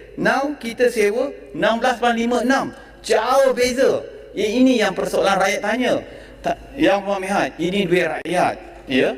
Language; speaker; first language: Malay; native; Malay